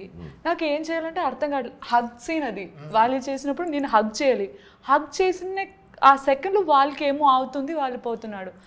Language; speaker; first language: Telugu; non-native, learner; Malayalam